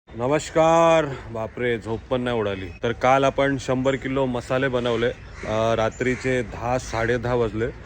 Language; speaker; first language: Marathi; native; Marathi